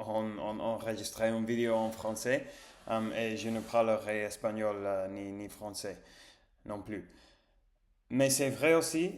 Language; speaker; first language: French; non-native, learner; English